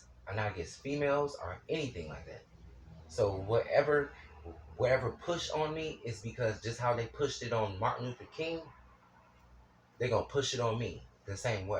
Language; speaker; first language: English; native; English